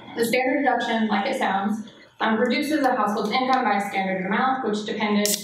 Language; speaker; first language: English; native; English